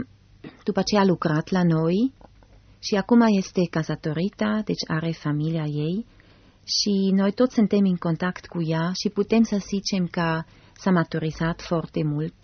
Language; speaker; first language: Romanian; non-native, fluent; German